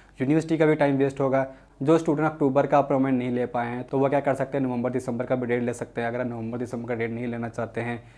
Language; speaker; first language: Hindi; native; Hindi